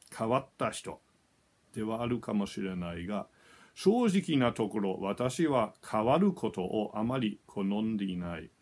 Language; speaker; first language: Japanese; non-native, fluent; German